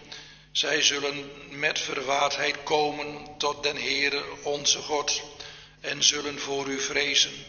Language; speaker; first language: Dutch; native; Dutch